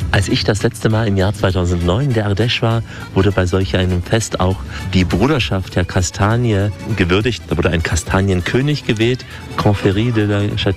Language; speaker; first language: German; native; German